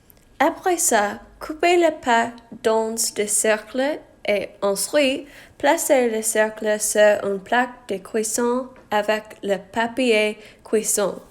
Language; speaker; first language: French; non-native, learner; English